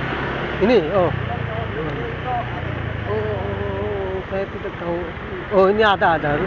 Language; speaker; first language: Indonesian; non-native, learner; Bangla